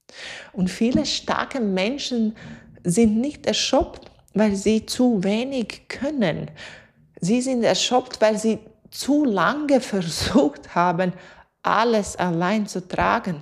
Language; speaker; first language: German; non-native, fluent; Latvian